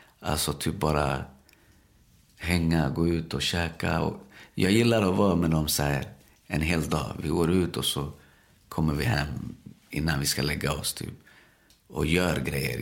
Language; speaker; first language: Swedish; early bilingual, other home language; Spanish